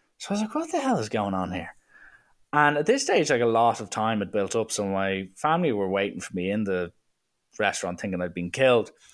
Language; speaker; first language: English; native; English